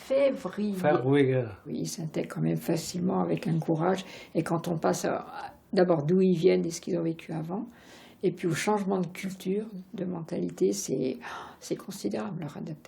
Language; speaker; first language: French; native; French